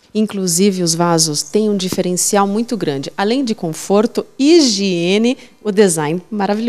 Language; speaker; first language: Portuguese; native; Portuguese